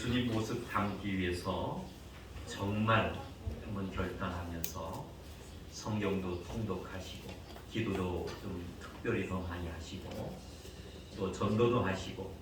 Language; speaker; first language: Korean; native; Korean